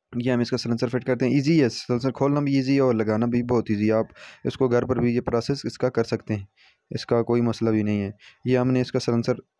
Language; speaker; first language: Urdu; non-native, local second language; Northern Hindko